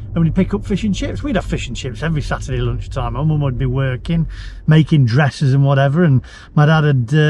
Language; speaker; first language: English; native; English